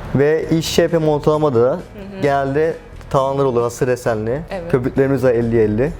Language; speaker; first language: Turkish; native; Turkish